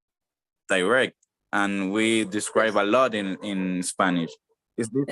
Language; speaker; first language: English; non-native, learner; Spanish